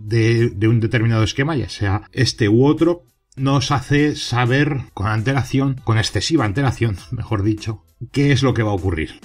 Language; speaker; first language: Spanish; native; Spanish